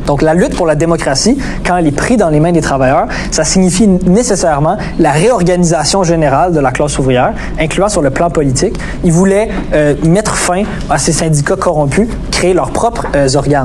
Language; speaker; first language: French; native; French